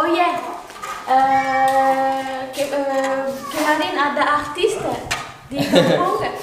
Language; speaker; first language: Indonesian; non-native, learner; French